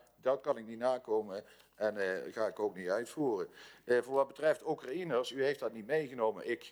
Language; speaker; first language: Dutch; native; Dutch